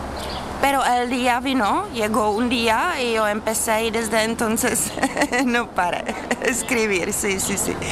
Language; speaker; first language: Spanish; non-native, fluent; Czech